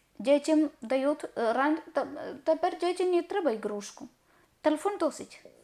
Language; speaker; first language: Ukrainian; non-native, learner; Malayalam